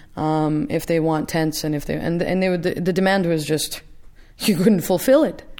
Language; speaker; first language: English; native; English